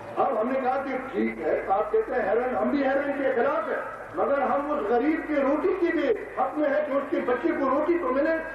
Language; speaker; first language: Urdu; non-native, local second language; Pashto